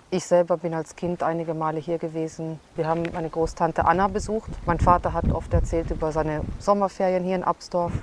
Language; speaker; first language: German; early bilingual, other home language; Hungarian